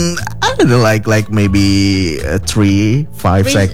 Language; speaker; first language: English; non-native, learner; Indonesian